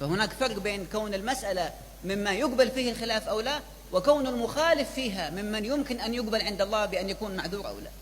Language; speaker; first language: Arabic; native; Arabic